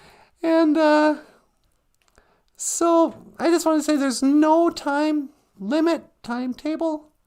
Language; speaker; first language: English; native; English